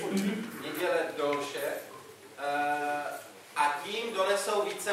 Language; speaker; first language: Russian; non-native, learner; Czech